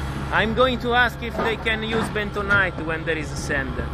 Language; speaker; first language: English; non-native, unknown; Italian